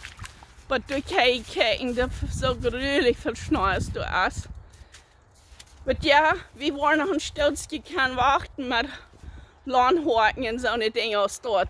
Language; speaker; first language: German; early bilingual, heritage; German